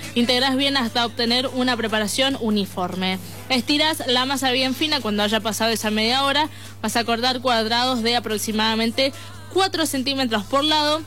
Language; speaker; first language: Spanish; native; Spanish